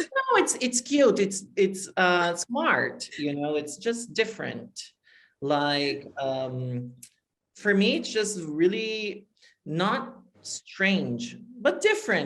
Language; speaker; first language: English; non-native, fluent; Portuguese